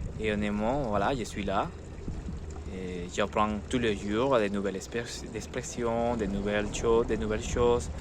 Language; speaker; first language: French; non-native, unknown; Spanish